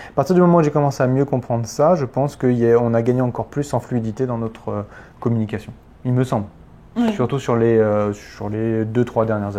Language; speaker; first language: French; native; French